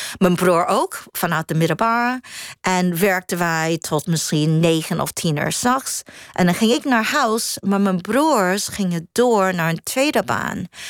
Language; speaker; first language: Dutch; non-native, fluent; Cantonese